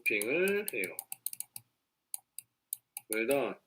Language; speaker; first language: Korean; non-native, fluent; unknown